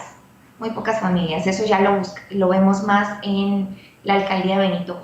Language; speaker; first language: Spanish; native; Spanish